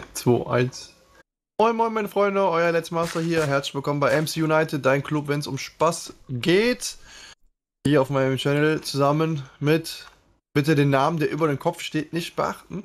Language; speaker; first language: German; native; German